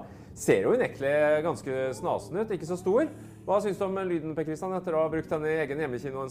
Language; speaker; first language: Norwegian; native; Norwegian